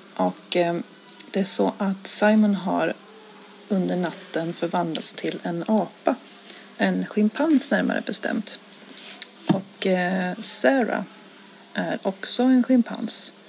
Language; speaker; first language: Swedish; native; Swedish